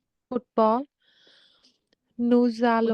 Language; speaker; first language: French; non-native, learner; English